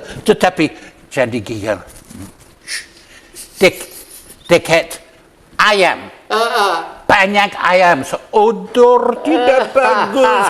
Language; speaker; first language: Indonesian; non-native, learner; English